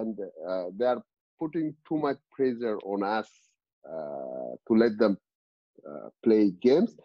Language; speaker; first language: English; non-native, fluent; Amharic